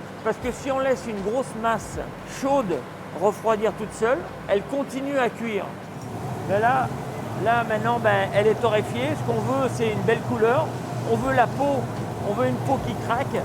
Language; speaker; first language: French; native; French